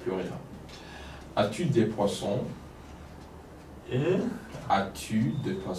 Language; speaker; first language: French; non-native, fluent; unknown